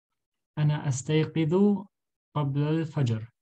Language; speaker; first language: Arabic; non-native, learner; German